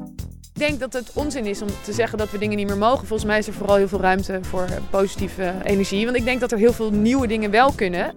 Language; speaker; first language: Dutch; native; Dutch